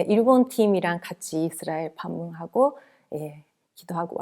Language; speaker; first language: Korean; non-native, fluent; Japanese